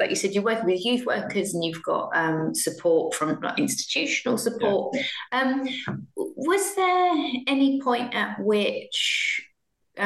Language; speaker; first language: English; native; English